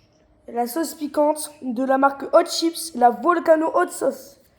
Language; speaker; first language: French; native; French